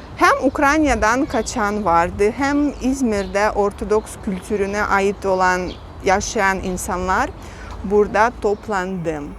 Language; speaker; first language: Turkish; non-native, fluent; Russian